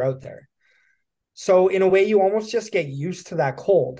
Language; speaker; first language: English; native; English